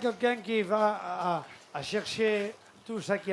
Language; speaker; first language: French; non-native, fluent; Catalan